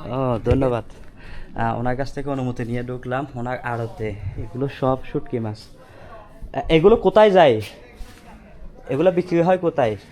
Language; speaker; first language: Bangla; native; Bangla